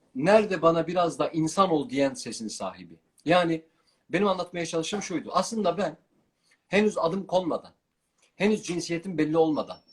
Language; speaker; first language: Turkish; non-native, local second language; Kurdish